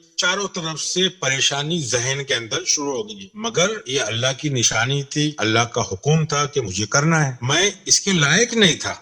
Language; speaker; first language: Urdu; non-native, local second language; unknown